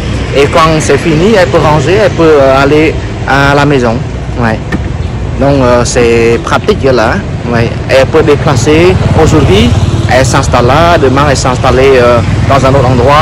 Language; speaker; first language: French; non-native, fluent; Khmer